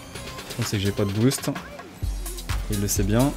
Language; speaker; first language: French; native; French